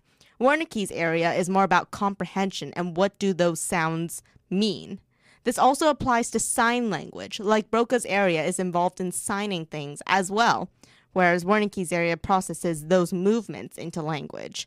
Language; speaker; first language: English; early bilingual, other home language; Chinese